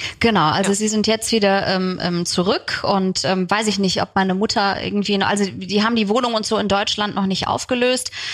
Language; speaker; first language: German; early bilingual, other home language; Turkish